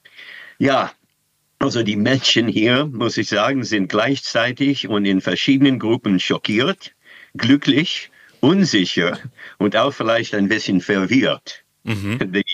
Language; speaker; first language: German; non-native, fluent; English